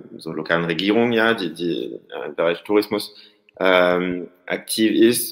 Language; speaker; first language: German; non-native, learner; French